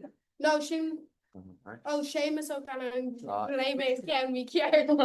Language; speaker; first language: Irish; non-native, learner; Armenian